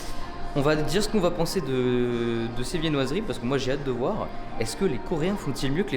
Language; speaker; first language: French; native; French